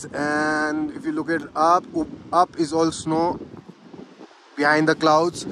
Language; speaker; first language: English; non-native, local second language; Hindi